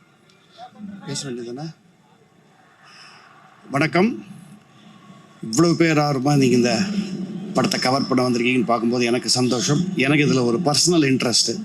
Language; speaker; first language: Tamil; native; Tamil